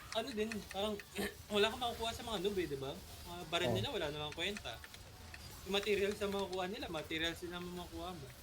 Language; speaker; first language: Filipino; native; Filipino